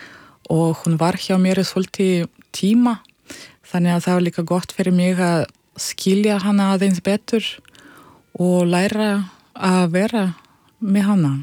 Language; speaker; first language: Icelandic; non-native, fluent; Russian